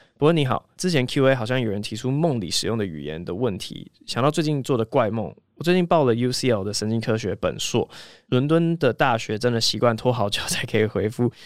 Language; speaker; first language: Chinese; native; Chinese